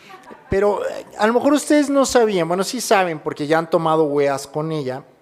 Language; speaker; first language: Spanish; native; Spanish